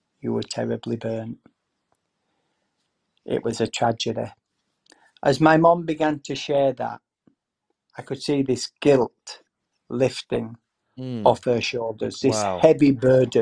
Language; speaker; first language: English; native; English